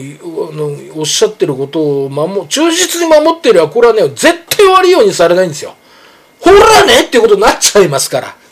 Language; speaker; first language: Japanese; native; Japanese